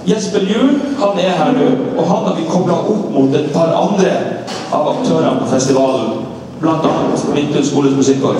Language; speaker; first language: Norwegian; native; Norwegian